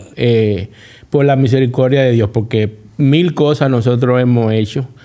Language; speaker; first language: Spanish; native; Spanish